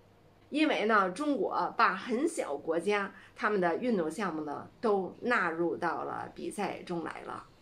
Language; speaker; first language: Chinese; native; Chinese